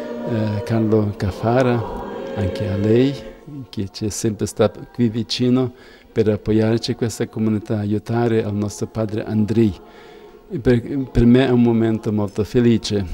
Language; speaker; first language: Italian; non-native, fluent; Ukrainian